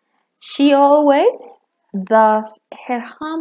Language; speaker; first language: English; non-native, learner; Spanish